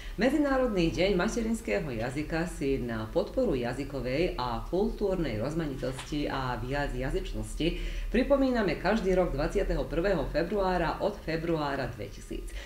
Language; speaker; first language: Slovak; native; Slovak